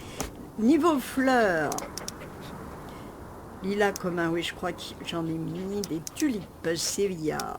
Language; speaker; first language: French; native; French